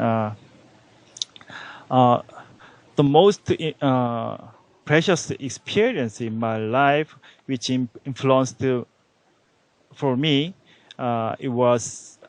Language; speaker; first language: English; non-native, learner; Korean